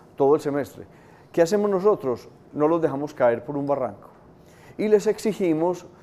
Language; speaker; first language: Spanish; native; Spanish